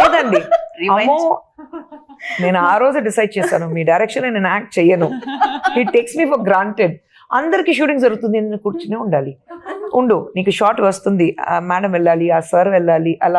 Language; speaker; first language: Telugu; non-native, local second language; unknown